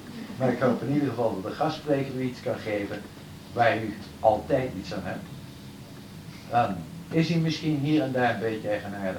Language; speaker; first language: Dutch; native; Dutch